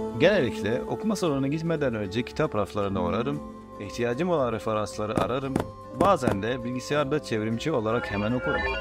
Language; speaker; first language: Turkish; non-native, fluent; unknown